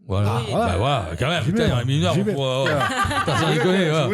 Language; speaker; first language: French; native; French